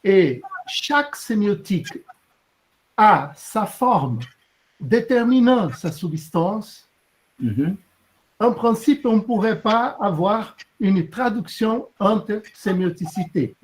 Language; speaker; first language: French; non-native, fluent; Portuguese